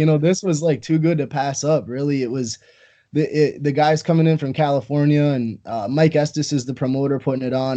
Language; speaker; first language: English; native; English